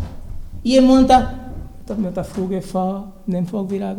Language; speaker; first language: Hungarian; non-native, learner; Spanish